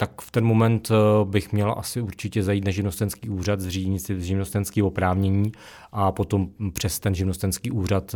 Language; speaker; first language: Czech; native; Czech